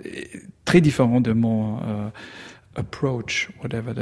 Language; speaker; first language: French; non-native, learner; German